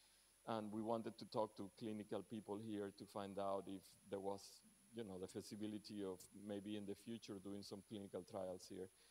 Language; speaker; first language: English; non-native, fluent; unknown